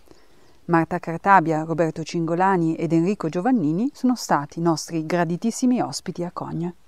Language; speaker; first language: Italian; native; Italian